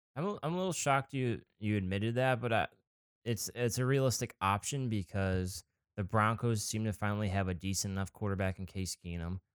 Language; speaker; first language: English; native; English